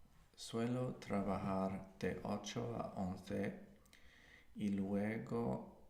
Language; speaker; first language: Spanish; non-native, learner; English